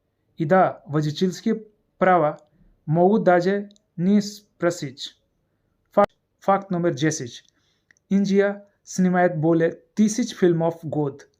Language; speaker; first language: Russian; non-native, learner; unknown